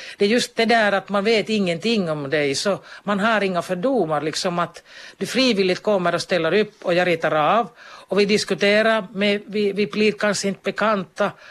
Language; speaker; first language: Swedish; non-native, local second language; Finnish